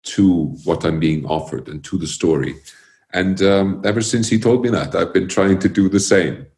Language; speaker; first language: English; early bilingual, other home language; Icelandic